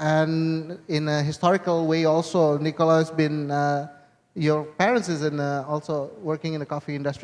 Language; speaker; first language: English; non-native, fluent; Indonesian